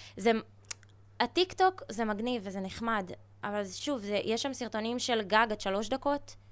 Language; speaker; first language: Hebrew; early bilingual, other home language; Russian